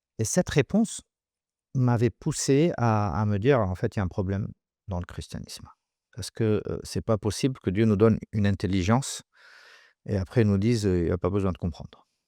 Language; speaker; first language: French; non-native, local second language; Arabic